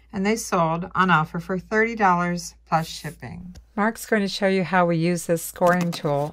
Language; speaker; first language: English; native; English